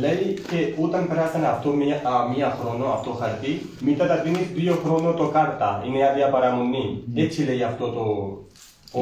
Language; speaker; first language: Greek; non-native, learner; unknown